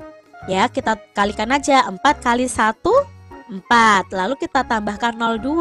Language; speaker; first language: Indonesian; native; Indonesian